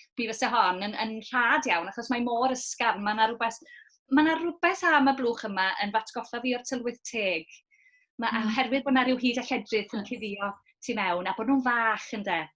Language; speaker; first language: Welsh; native; Welsh